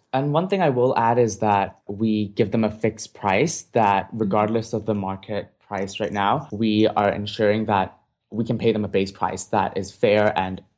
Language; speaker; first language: English; non-native, local second language; Cantonese